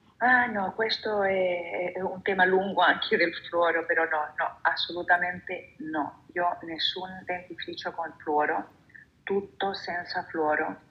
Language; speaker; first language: Italian; non-native, fluent; Spanish